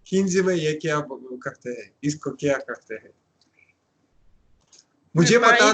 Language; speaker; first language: Hindi; non-native, learner; Russian